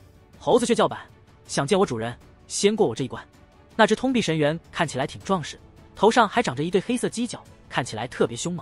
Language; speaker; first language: Chinese; native; Chinese